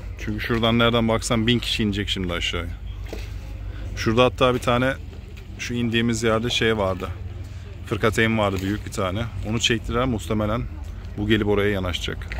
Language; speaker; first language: Turkish; native; Turkish